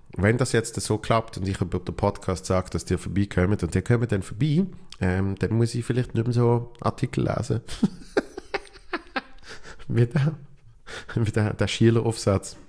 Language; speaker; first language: German; native; German